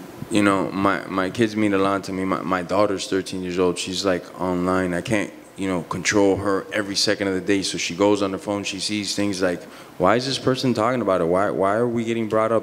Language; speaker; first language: English; early bilingual, other home language; Spanish